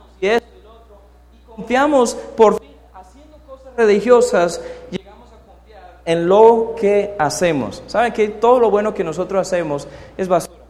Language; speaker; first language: Spanish; non-native, fluent; English